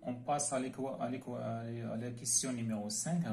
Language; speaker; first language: French; non-native, local second language; Arabic